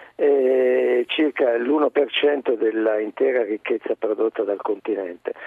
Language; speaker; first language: Italian; native; Italian